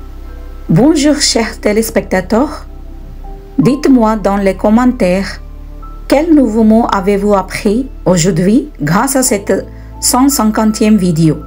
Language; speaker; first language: French; non-native, fluent; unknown